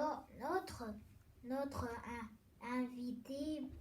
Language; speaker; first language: French; non-native, learner; Bulgarian